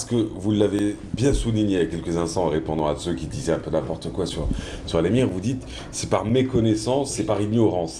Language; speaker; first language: French; non-native, local second language; Arabic